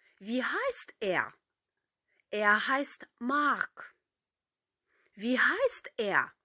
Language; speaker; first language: German; non-native, fluent; Ukrainian